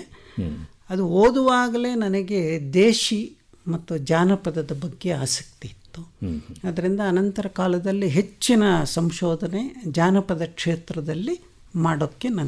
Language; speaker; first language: Kannada; non-native, local second language; Telugu